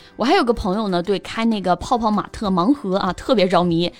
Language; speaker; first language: Chinese; native; Chinese